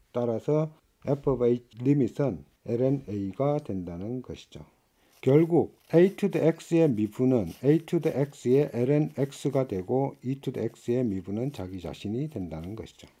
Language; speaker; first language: Korean; native; Korean